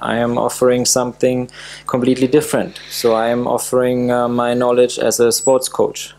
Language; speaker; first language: English; non-native, fluent; German